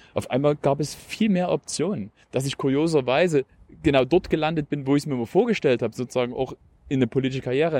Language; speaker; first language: German; native; German